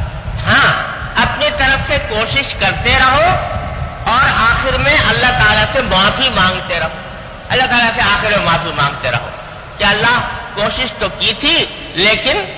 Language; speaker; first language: Urdu; native; Urdu